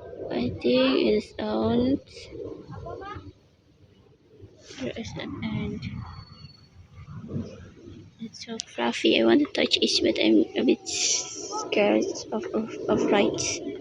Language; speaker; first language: English; non-native, learner; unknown